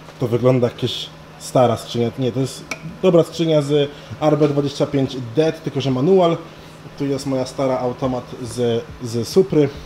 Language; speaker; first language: Polish; early bilingual, other home language; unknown